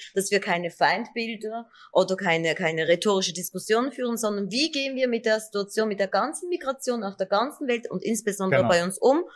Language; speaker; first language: German; early bilingual, other home language; Kurdish